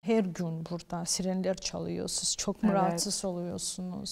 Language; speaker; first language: Turkish; non-native, fluent; Ukrainian